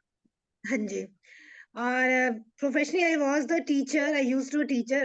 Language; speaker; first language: Hindi; native; Hindi